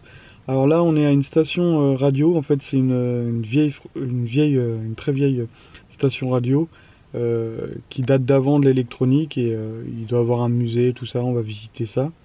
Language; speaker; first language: French; native; French